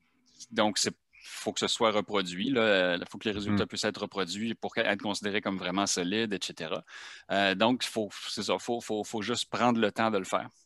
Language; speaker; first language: French; native; French